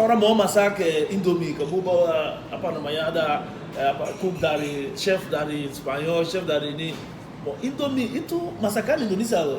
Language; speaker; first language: Indonesian; non-native, fluent; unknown